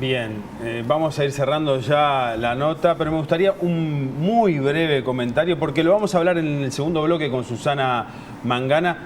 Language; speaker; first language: Spanish; native; Spanish